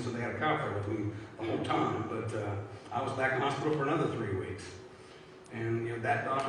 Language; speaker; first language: English; native; English